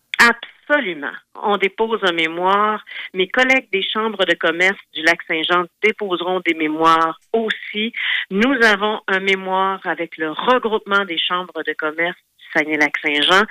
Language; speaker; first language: French; native; French